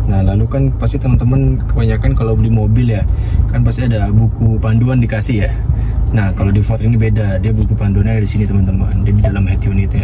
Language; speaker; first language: Indonesian; native; Indonesian